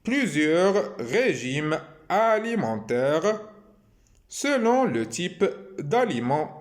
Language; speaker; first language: French; non-native, local second language; Arabic